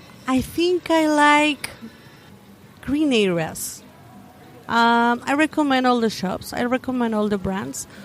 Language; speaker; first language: English; non-native, learner; Spanish